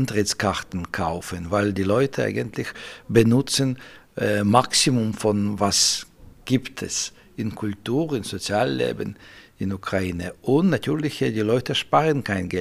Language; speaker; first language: German; non-native, fluent; Russian